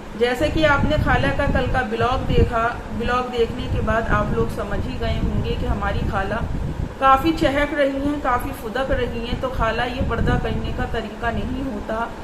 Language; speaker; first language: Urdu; native; Urdu